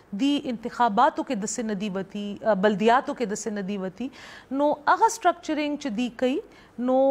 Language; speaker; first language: Pashto; non-native, local second language; Northern Hindko